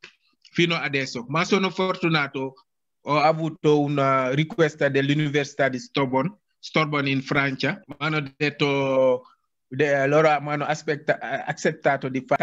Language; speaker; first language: Italian; non-native, learner; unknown